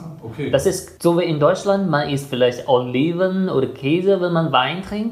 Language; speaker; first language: German; non-native, fluent; Chinese